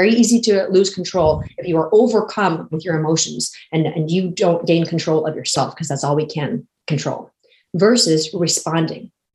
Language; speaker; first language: English; native; English